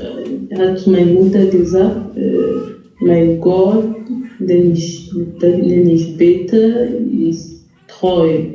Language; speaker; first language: German; non-native, fluent; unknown